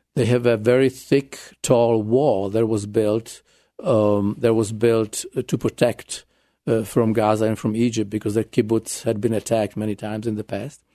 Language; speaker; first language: English; non-native, fluent; Czech